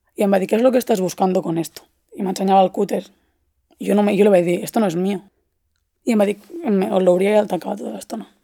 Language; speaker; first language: Spanish; non-native, local second language; Catalan